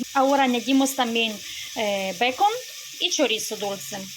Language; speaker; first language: Spanish; non-native, learner; Ukrainian